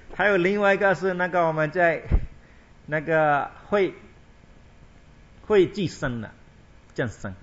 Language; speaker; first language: Chinese; non-native, fluent; Burmese